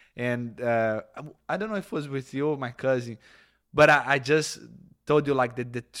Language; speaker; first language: English; non-native, fluent; Portuguese